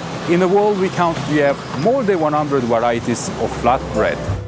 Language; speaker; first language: English; non-native, fluent; Italian